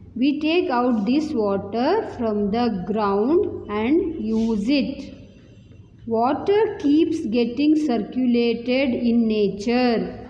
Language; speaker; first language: English; non-native, local second language; Kannada